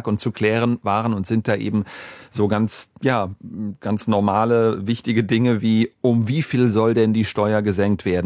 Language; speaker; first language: German; native; German